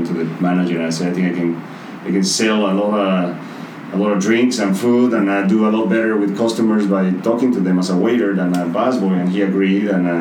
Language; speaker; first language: English; non-native, fluent; Spanish